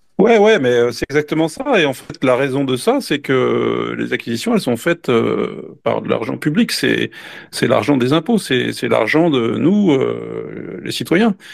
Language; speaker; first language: French; native; French